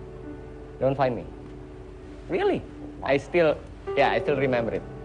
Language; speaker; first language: English; non-native, local second language; Indonesian